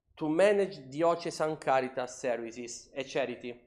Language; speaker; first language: English; non-native, learner; Italian